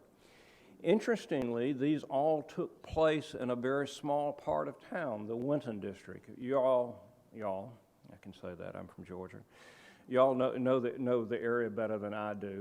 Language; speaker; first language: English; native; English